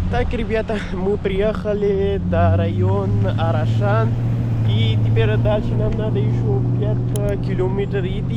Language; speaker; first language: Russian; non-native, learner; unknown